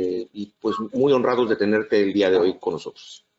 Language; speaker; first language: Spanish; native; Spanish